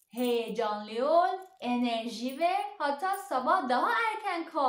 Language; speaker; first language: Turkish; non-native, learner; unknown